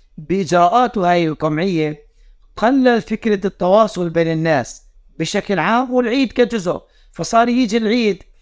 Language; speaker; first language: Arabic; native; Arabic